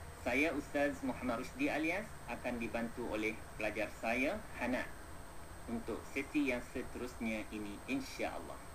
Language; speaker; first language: Malay; native; Malay